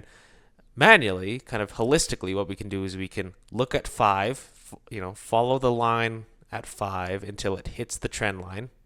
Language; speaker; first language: English; native; English